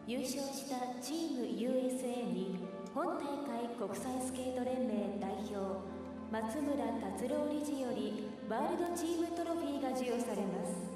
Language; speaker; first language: Japanese; native; Japanese